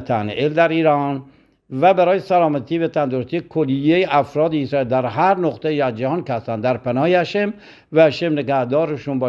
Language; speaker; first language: Persian; native; Persian